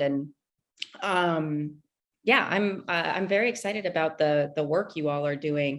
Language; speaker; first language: English; native; English